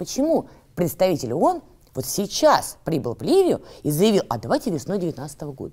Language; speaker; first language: Russian; native; Russian